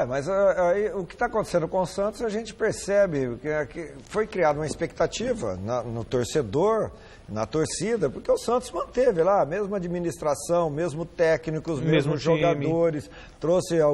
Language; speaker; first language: Portuguese; native; Portuguese